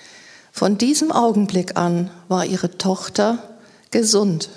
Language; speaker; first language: German; native; German